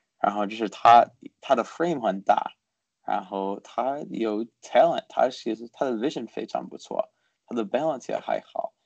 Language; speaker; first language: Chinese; early bilingual, heritage; Chinese